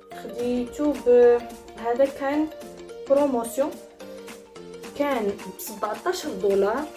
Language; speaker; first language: Arabic; native; Arabic